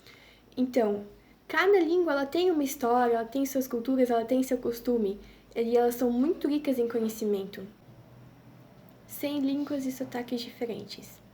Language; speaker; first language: Portuguese; non-native, local second language; German